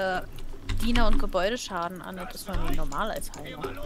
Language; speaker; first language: German; native; German